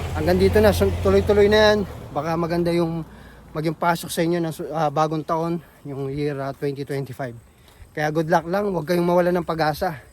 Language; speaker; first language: Filipino; non-native, local second language; Pampanga